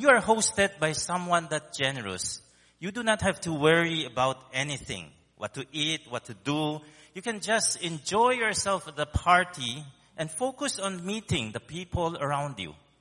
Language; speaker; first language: English; non-native, local second language; Min Nan Chinese